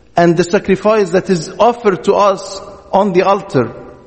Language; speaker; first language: English; non-native, fluent; Arabic